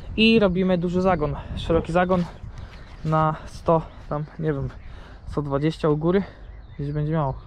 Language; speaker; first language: Polish; native; Polish